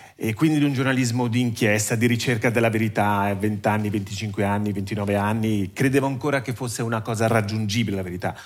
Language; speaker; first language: Italian; native; Italian